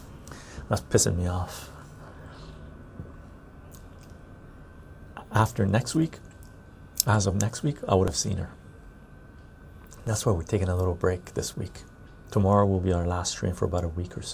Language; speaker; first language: English; non-native, fluent; Armenian